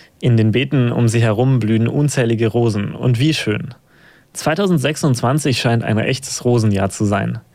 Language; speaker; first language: German; native; German